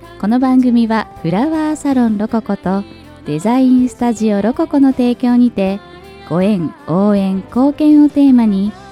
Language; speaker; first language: Japanese; native; Japanese